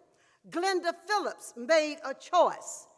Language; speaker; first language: English; native; English